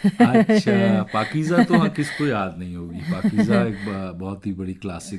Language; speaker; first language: Hindi; native; Hindi